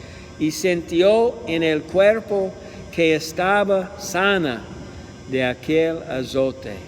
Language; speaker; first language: Spanish; non-native, learner; English